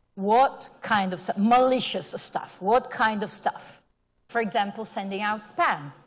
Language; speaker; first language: English; non-native, fluent; Italian